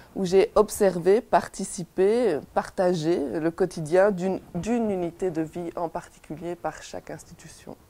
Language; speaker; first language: French; native; French